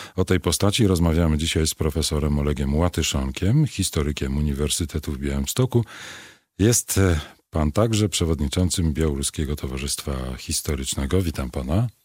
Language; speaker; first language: Polish; native; Polish